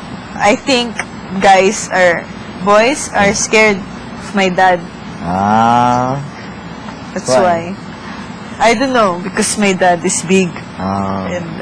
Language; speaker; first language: English; non-native, local second language; Filipino